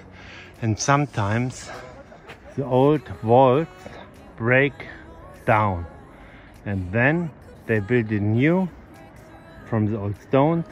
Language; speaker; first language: English; non-native, learner; German